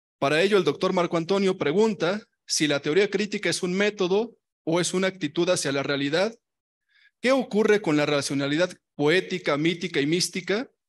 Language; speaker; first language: Spanish; native; Spanish